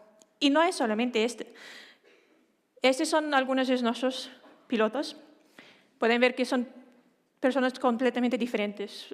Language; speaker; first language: Spanish; non-native, fluent; Danish